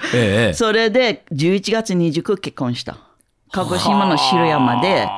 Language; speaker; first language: Japanese; non-native, learner; English